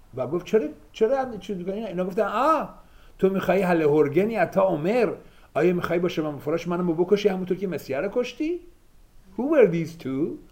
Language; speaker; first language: Persian; native; Persian